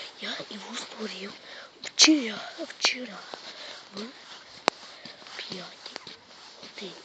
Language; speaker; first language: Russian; non-native, local second language; Ukrainian